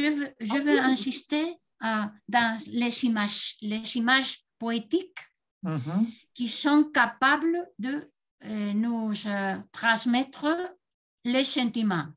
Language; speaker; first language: French; non-native, fluent; Spanish